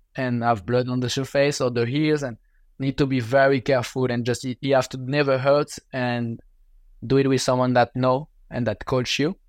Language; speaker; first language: English; non-native, learner; French